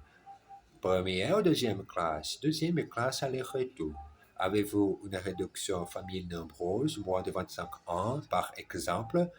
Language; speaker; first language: French; non-native, learner; German